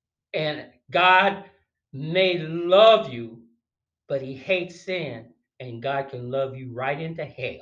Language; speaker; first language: English; native; English